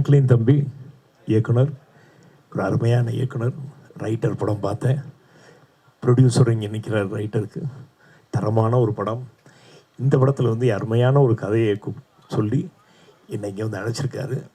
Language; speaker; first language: Tamil; native; Tamil